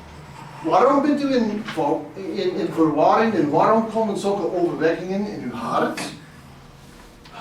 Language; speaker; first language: Dutch; non-native, fluent; English